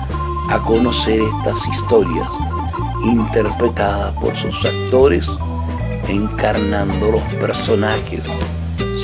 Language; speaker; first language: Spanish; native; Spanish